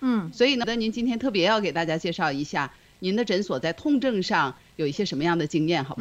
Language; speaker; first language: Chinese; native; Chinese